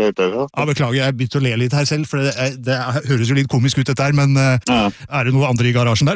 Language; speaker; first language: Norwegian; native; Norwegian